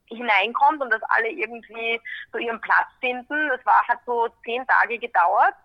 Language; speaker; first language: German; native; German